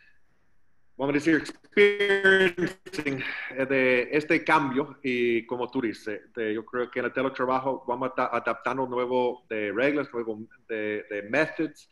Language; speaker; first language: Spanish; non-native, learner; English